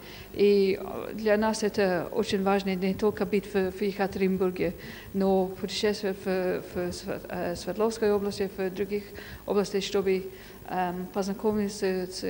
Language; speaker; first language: Russian; non-native, fluent; English